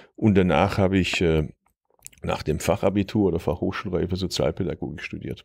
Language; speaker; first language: German; early bilingual, other home language; Turkish